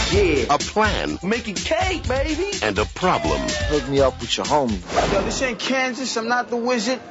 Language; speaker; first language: English; native; English